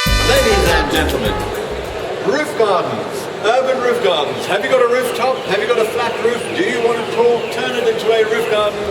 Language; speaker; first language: English; native; English